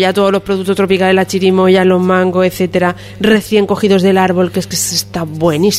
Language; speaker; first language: Spanish; native; Spanish